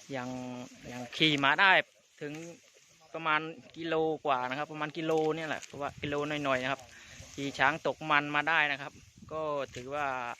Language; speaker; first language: Thai; native; Thai